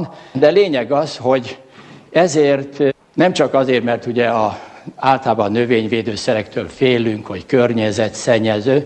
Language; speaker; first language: Hungarian; native; Hungarian